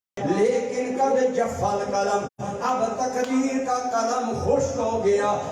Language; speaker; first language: Urdu; non-native, local second language; Punjabi